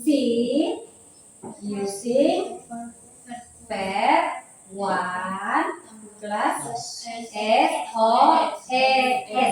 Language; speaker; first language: English; non-native, learner; Indonesian